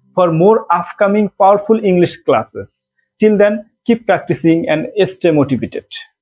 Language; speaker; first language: English; non-native, local second language; Bangla